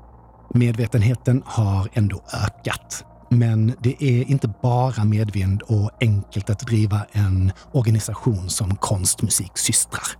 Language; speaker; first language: Swedish; native; Swedish